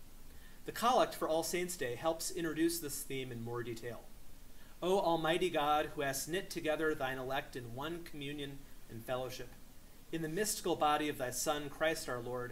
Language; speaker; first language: English; native; English